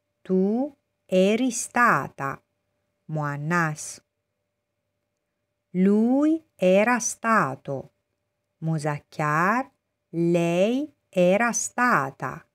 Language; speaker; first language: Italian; non-native, fluent; Persian